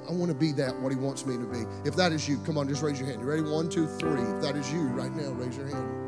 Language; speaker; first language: English; native; English